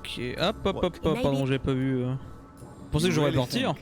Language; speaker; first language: French; native; French